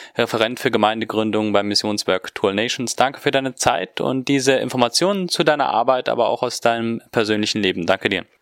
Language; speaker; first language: German; early bilingual, heritage; Spanish